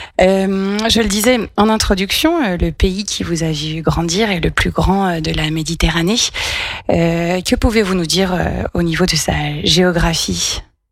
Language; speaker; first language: French; native; French